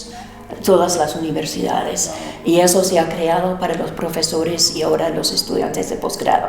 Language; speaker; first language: Spanish; non-native, fluent; English